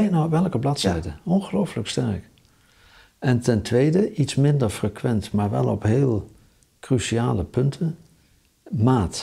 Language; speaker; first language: Dutch; native; Dutch